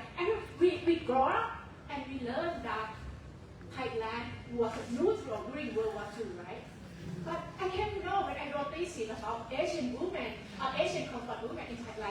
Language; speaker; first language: English; non-native, fluent; Thai